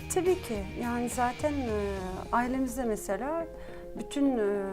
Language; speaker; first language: Turkish; non-native, fluent; Gagauz